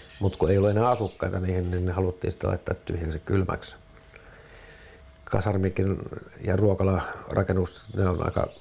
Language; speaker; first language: Finnish; native; Finnish